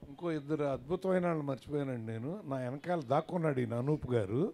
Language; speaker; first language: Telugu; native; Telugu